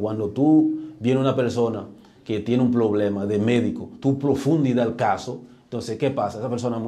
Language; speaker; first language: Spanish; native; Spanish